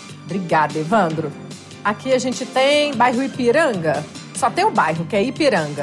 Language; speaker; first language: Portuguese; native; Portuguese